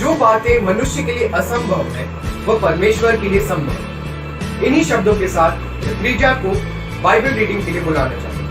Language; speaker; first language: Hindi; native; Hindi